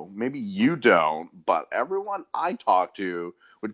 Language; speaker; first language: English; native; English